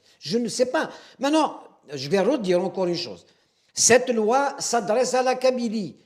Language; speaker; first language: French; non-native, local second language; Kabyle